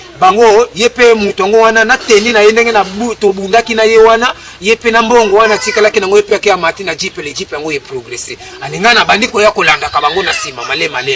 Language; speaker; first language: Lingala; non-native, local second language; Kongo